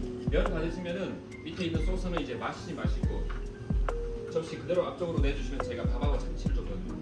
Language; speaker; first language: Korean; native; Korean